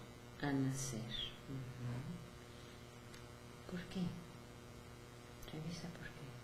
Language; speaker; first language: Spanish; native; Spanish